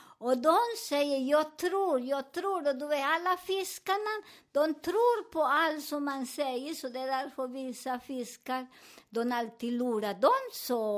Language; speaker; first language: Swedish; non-native, learner; Spanish